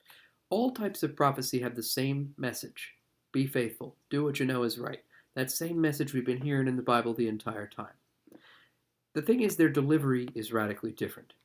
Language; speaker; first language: English; native; English